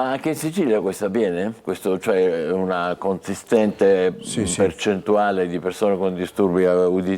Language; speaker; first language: Italian; native; Italian